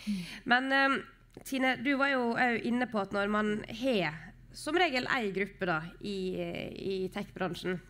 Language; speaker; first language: Norwegian; native; Norwegian